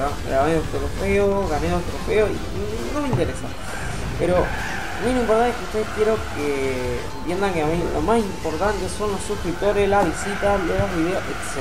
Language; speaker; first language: Spanish; native; Spanish